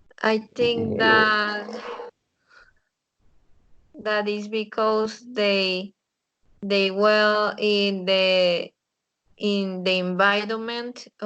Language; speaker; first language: English; non-native, learner; Spanish